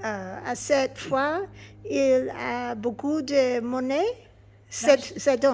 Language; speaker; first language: French; non-native, learner; English